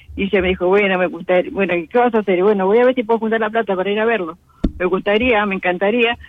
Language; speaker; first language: Spanish; native; Spanish